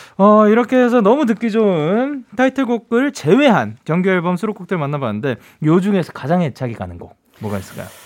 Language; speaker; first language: Korean; early bilingual, heritage; Korean